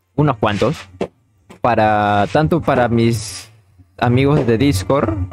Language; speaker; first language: Spanish; native; Spanish